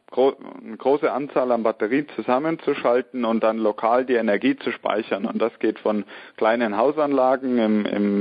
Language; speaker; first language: German; native; German